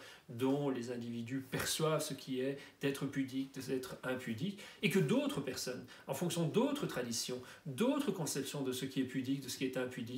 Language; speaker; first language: French; native; French